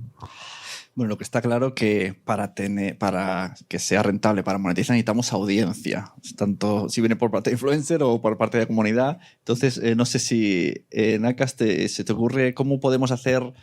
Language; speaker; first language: Spanish; native; Spanish